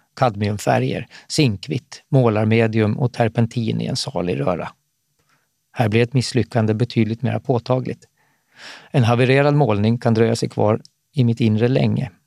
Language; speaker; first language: Swedish; native; Swedish